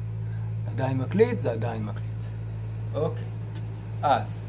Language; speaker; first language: Hebrew; native; Hebrew